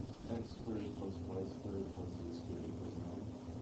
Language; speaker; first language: English; native; English